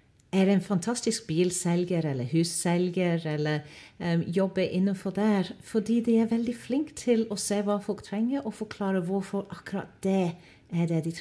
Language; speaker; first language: Norwegian; non-native, fluent; English